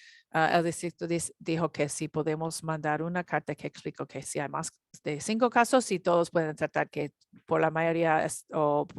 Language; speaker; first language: Spanish; non-native, learner; English